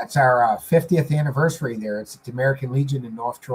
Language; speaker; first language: English; native; English